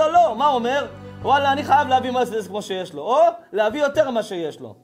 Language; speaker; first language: Hebrew; native; Hebrew